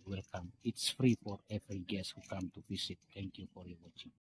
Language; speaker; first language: English; non-native, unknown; Indonesian